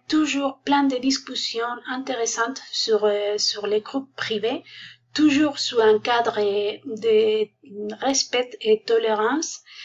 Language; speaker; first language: French; non-native, fluent; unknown